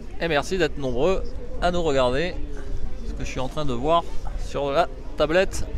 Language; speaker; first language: French; native; French